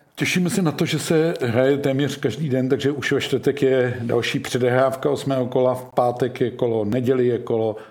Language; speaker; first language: Czech; native; Czech